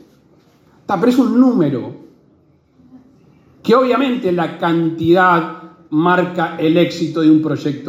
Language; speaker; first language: Spanish; native; Spanish